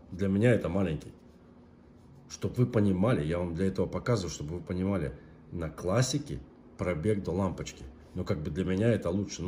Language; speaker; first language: Russian; native; Russian